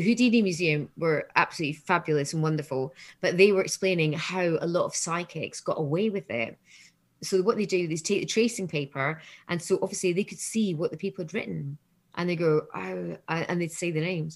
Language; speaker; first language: English; native; English